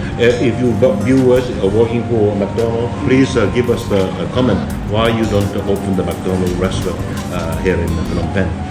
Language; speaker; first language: English; non-native, fluent; Khmer